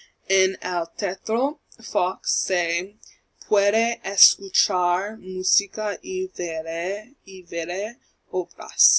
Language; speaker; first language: Spanish; non-native, learner; English